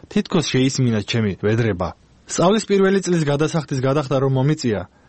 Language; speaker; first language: Georgian; non-native, local second language; Azerbaijani